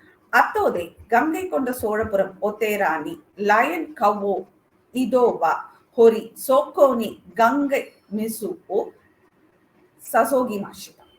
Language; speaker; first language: Japanese; non-native, learner; Tamil